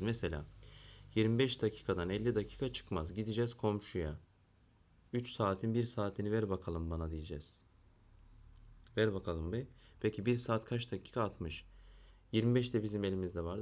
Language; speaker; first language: Turkish; native; Turkish